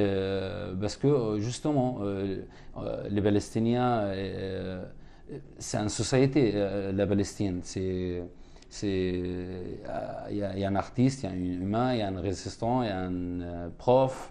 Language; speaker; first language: French; non-native, fluent; Arabic